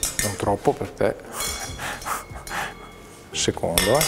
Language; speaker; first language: Italian; native; Italian